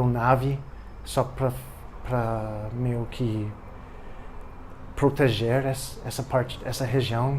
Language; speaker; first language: Portuguese; non-native, fluent; English